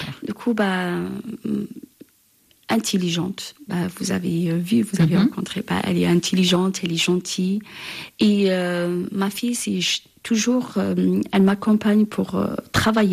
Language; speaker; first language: French; non-native, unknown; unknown